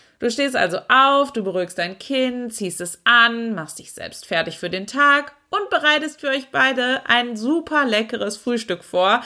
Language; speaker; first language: German; native; German